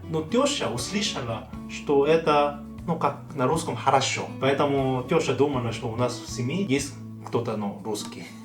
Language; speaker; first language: Russian; non-native, fluent; Korean